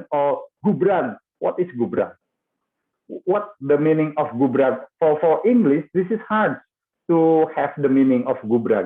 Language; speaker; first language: English; non-native, fluent; Indonesian